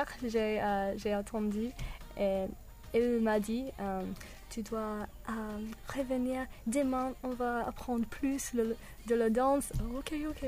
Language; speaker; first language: French; non-native, learner; English